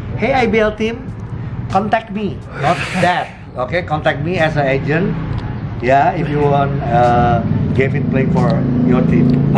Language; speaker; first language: English; non-native, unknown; Indonesian